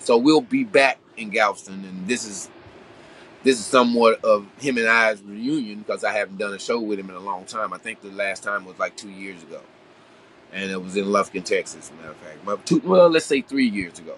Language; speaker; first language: English; native; English